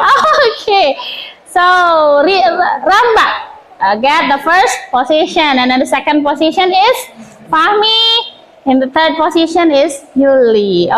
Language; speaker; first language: English; non-native, fluent; Indonesian